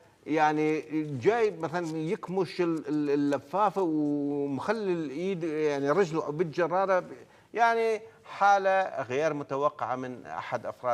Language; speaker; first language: Arabic; non-native, local second language; Kurdish